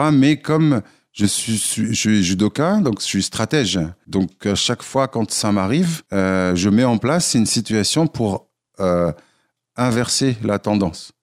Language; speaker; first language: French; non-native, local second language; Arabic